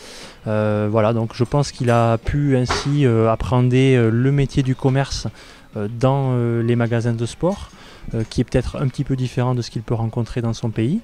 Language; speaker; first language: French; native; French